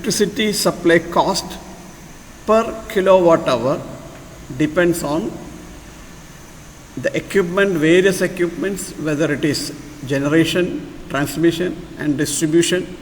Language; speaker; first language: English; non-native, local second language; Malayalam